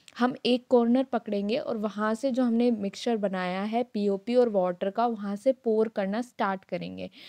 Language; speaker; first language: Hindi; native; Hindi